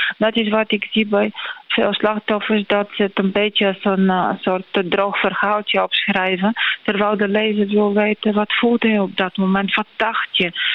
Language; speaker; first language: Dutch; non-native, fluent; Bulgarian